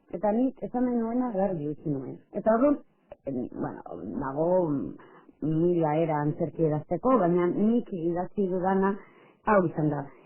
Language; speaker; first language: Basque; non-native, local second language; Spanish